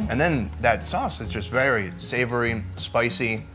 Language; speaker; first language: English; native; English